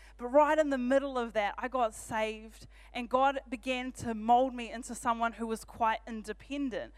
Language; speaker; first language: English; native; English